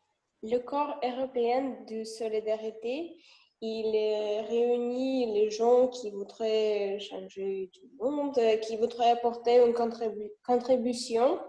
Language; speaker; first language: French; non-native, learner; Russian